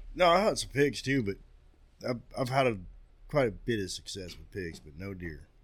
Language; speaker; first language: English; native; English